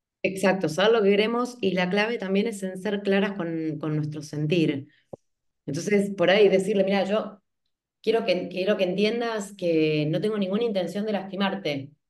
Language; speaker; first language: Spanish; native; Spanish